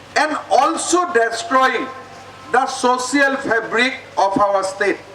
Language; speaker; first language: English; non-native, local second language; Assamese